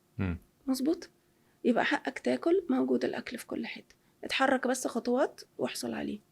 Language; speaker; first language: Arabic; native; Arabic